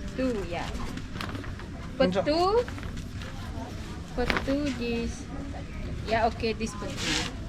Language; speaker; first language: English; non-native, learner; Indonesian